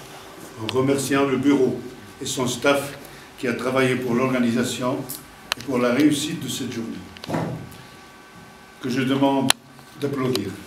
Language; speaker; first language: French; non-native, local second language; Arabic